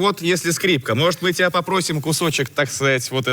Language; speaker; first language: Russian; native; Russian